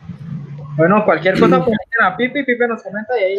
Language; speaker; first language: Spanish; native; Spanish